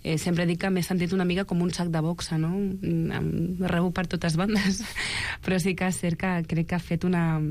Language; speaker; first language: Catalan; early bilingual, other home language; Arabic